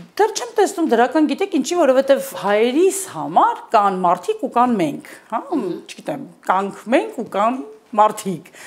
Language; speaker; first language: Armenian; native; Armenian